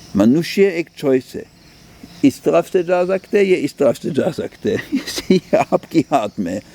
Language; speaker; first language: Hindi; non-native, fluent; German